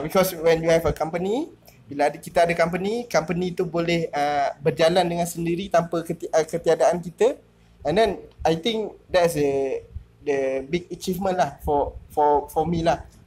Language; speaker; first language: English; non-native, local second language; Malay